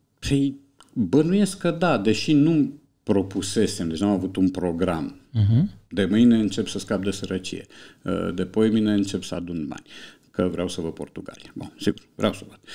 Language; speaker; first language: Romanian; native; Romanian